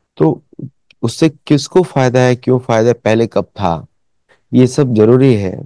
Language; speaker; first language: Hindi; native; Hindi